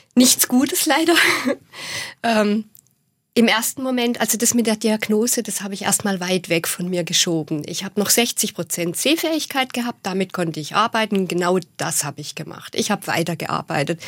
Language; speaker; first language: German; native; German